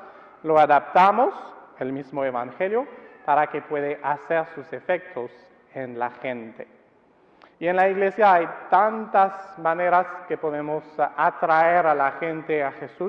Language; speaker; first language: Spanish; non-native, fluent; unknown